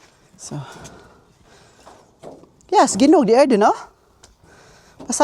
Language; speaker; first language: German; non-native, learner; Filipino